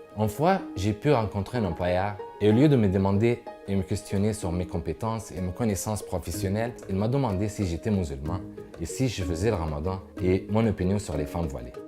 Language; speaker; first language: French; non-native, fluent; Arabic